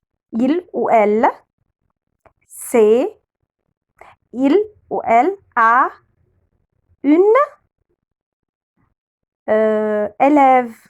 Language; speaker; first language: French; non-native, fluent; Arabic